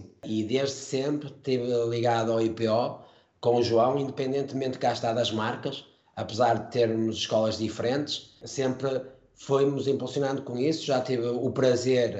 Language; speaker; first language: Portuguese; native; Portuguese